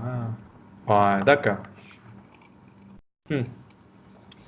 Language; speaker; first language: French; non-native, fluent; Vietnamese